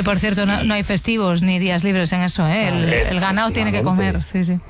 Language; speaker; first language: Spanish; native; Spanish